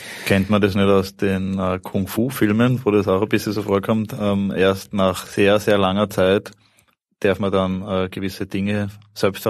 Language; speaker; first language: German; native; German